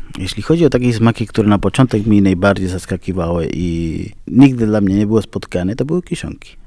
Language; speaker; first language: Polish; non-native, fluent; Spanish